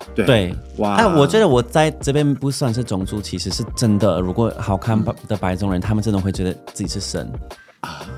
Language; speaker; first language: Chinese; non-native, fluent; English